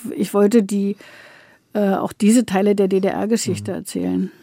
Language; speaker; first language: German; native; German